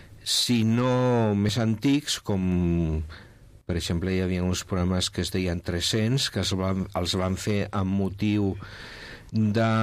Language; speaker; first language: Catalan; non-native, local second language; Spanish